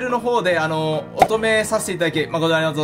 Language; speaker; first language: Japanese; native; Japanese